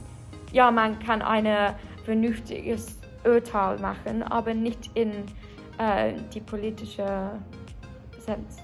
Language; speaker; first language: German; non-native, learner; English